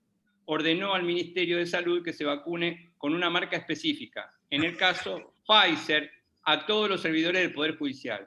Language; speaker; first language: Spanish; native; Spanish